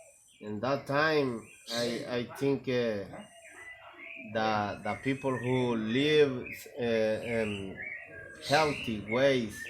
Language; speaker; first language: English; non-native, learner; Spanish